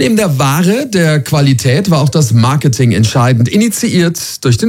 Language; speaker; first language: German; native; German